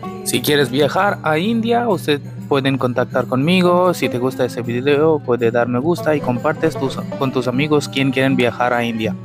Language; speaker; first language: Spanish; non-native, learner; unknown